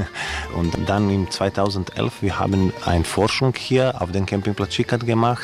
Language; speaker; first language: German; non-native, learner; Croatian